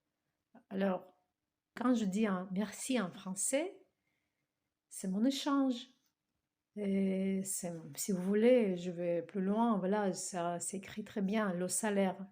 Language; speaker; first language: French; non-native, fluent; Russian